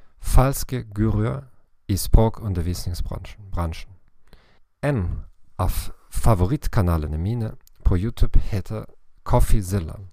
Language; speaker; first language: Norwegian; non-native, learner; German